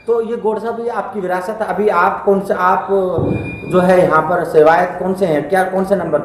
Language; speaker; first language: Hindi; native; Hindi